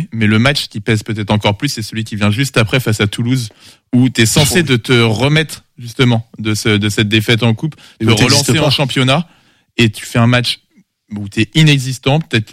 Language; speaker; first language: French; native; French